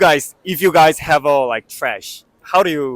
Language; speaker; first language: English; non-native, learner; Korean